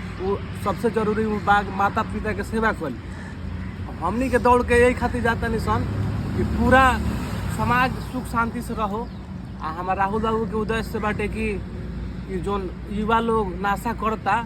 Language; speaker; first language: Bhojpuri; native; Bhojpuri